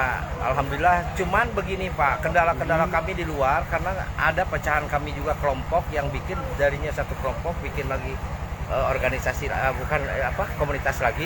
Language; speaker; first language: Indonesian; native; Indonesian